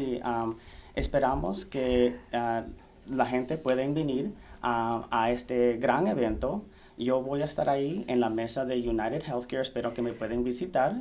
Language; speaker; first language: Spanish; early bilingual, heritage; Spanish